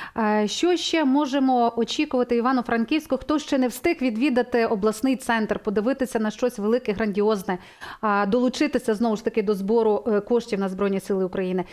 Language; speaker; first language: Ukrainian; native; Ukrainian